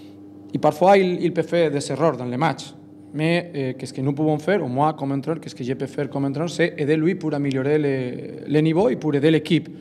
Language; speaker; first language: French; non-native, learner; Spanish